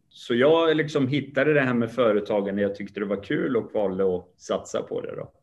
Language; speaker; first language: Swedish; early bilingual, other home language; Kurdish